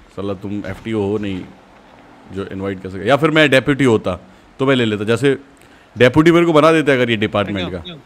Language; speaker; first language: Hindi; native; Hindi